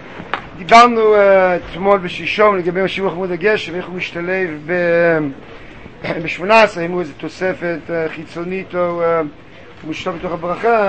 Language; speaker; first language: Hebrew; native; Hebrew